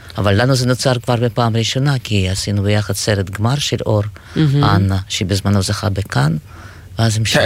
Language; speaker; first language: Hebrew; non-native, fluent; Russian